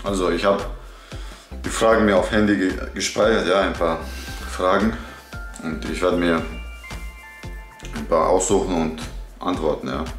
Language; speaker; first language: German; early bilingual, other home language; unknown